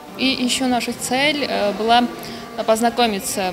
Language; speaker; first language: Russian; non-native, fluent; Armenian